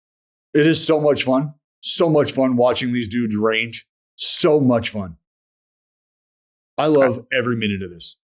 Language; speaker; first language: English; native; English